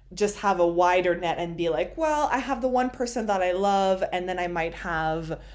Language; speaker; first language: English; non-native, fluent; French